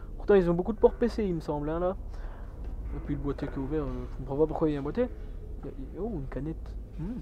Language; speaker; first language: French; native; French